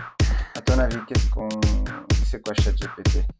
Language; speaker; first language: French; native; French